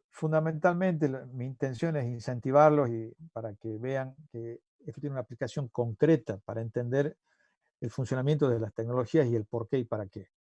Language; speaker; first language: Spanish; native; Spanish